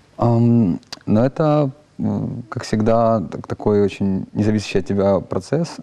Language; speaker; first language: Russian; native; Russian